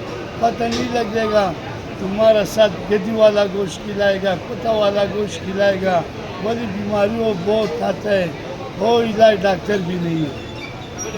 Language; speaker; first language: Hindi; non-native, local second language; Pashto